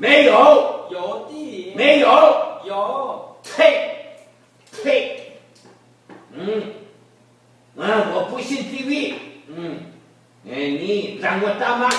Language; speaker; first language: Chinese; non-native, learner; Korean